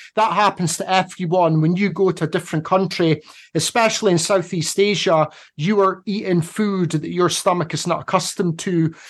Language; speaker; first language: English; native; English